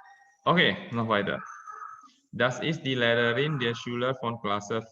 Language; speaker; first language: German; non-native, fluent; Indonesian